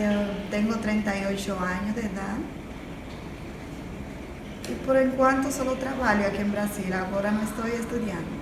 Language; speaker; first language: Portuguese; non-native, learner; Spanish